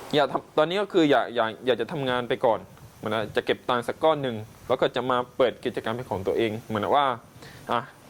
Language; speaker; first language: Thai; non-native, local second language; Pattani Malay